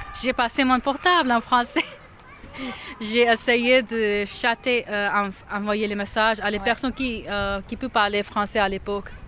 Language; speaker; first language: French; non-native, fluent; Urdu